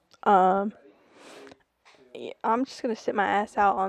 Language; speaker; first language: English; native; English